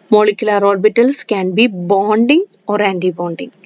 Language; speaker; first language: English; non-native, local second language; Malayalam